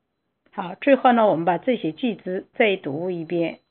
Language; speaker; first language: Chinese; non-native, fluent; Korean